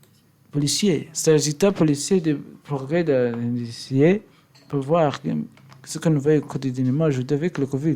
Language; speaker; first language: French; non-native, learner; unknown